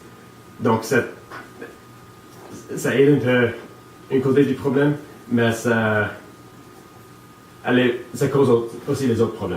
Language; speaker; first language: French; non-native, local second language; English